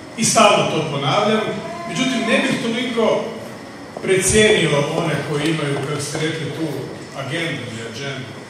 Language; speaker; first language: Croatian; native; Croatian